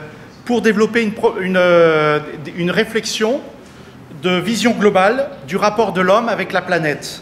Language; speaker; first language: French; native; French